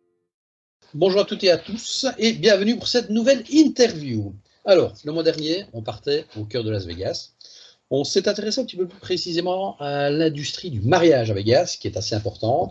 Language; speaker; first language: French; native; French